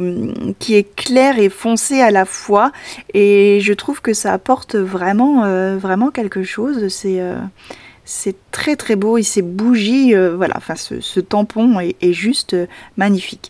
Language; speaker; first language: French; native; French